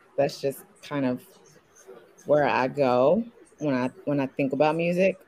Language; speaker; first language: English; native; English